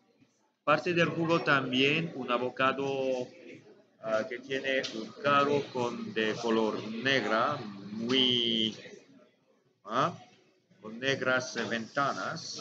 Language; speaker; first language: Spanish; non-native, learner; French